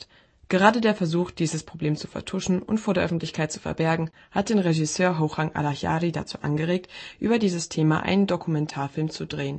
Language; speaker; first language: German; native; German